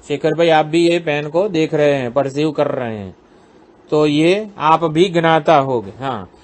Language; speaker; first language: Hindi; non-native, local second language; Gujarati